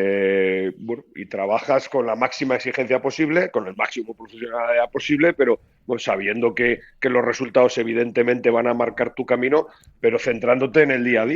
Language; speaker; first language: Spanish; native; Spanish